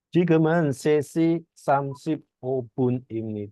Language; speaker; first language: Korean; non-native, fluent; Indonesian